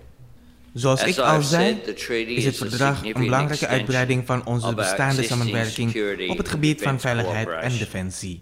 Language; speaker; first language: Dutch; non-native, fluent; Indonesian